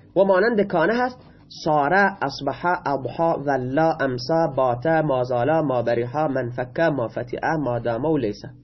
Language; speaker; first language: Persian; non-native, local second language; Baluchi